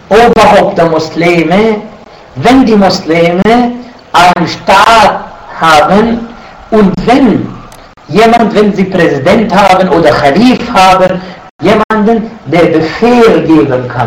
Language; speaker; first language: German; non-native, fluent; Arabic